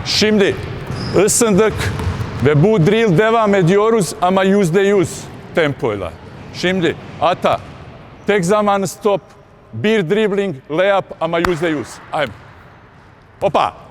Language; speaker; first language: Turkish; non-native, fluent; Bosnian